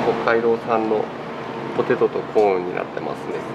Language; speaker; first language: Japanese; native; Japanese